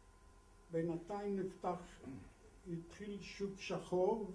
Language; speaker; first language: Hebrew; non-native, fluent; Polish